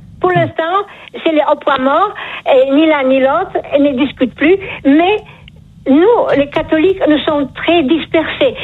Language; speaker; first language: French; non-native, fluent; Polish